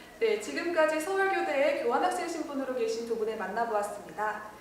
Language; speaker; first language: Korean; native; Korean